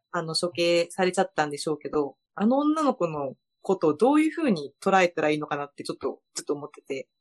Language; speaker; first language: Japanese; early bilingual, other home language; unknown